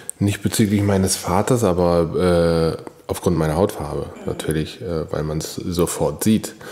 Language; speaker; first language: German; native; German